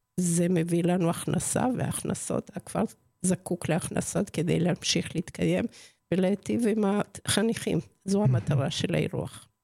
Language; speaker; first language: Hebrew; non-native, fluent; Spanish